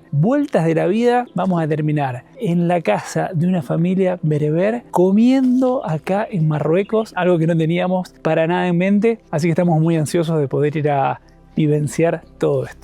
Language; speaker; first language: Spanish; native; Spanish